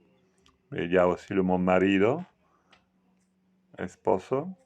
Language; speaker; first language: French; non-native, fluent; Italian